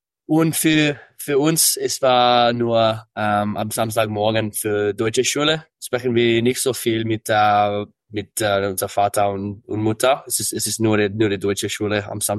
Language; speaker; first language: German; early bilingual, heritage; English